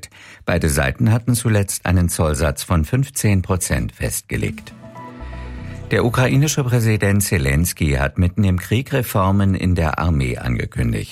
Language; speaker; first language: German; native; German